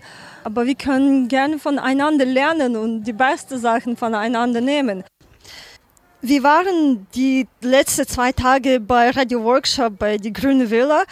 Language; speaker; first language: German; non-native, learner; Ukrainian